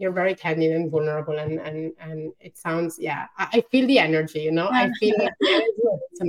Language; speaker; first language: English; non-native, fluent; Italian